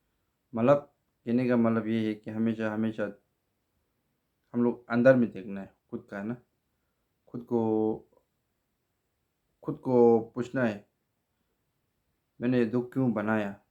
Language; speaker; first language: Hindi; non-native, local second language; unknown